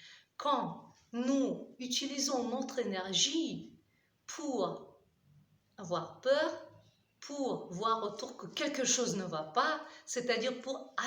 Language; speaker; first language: French; non-native, fluent; Russian